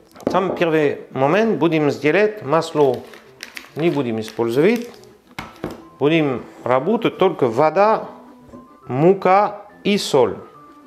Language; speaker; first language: Russian; non-native, learner; French